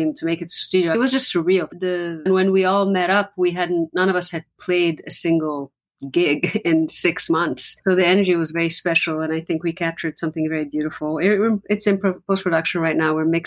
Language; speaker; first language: English; non-native, fluent; Arabic